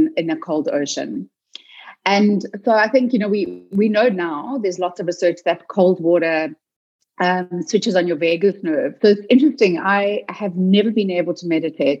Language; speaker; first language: English; native; English